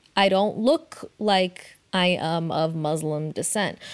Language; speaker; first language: English; native; English